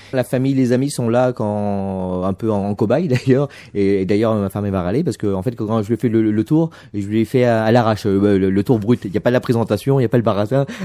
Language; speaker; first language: French; native; French